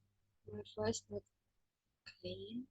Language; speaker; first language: English; non-native, learner; Indonesian